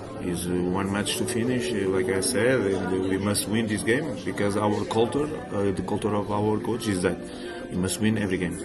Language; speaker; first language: English; non-native, learner; Portuguese